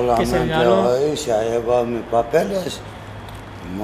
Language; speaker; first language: Spanish; non-native, learner; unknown